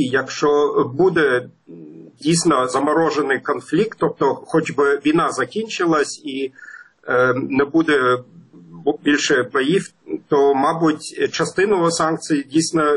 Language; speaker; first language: Ukrainian; non-native, fluent; German